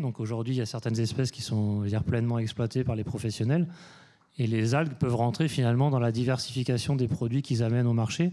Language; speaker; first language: French; native; French